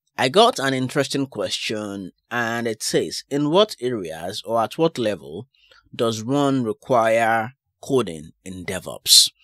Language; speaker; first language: English; non-native, local second language; Yoruba